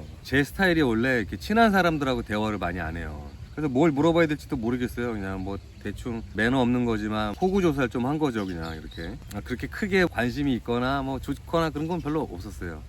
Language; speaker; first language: Korean; native; Korean